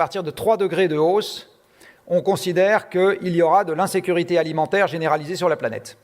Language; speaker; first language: French; native; French